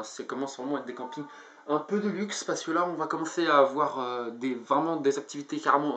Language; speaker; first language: French; native; French